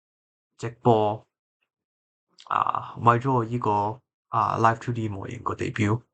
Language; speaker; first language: Cantonese; early bilingual, heritage; Cantonese